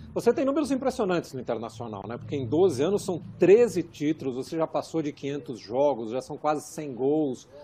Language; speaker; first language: Portuguese; native; Portuguese